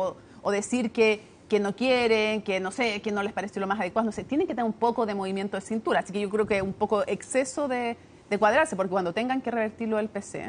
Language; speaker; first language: Spanish; native; Spanish